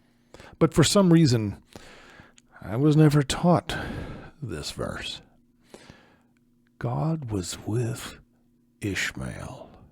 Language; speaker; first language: English; native; English